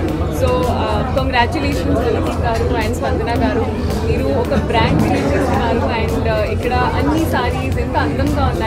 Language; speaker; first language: Telugu; non-native, learner; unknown